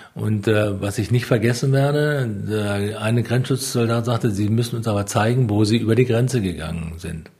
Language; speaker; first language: German; native; German